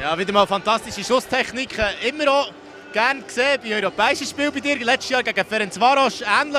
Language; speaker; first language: German; native; German